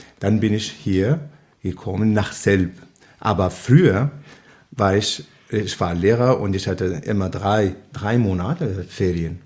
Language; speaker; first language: German; non-native, learner; Arabic